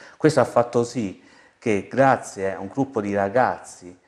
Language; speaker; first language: Italian; native; Italian